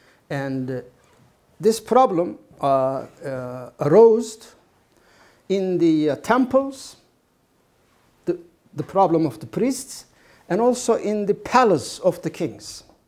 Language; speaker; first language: English; non-native, fluent; Turkish